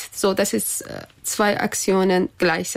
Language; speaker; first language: German; non-native, learner; Persian